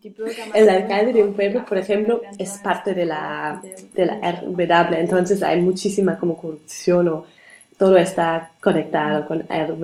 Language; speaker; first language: Spanish; non-native, learner; German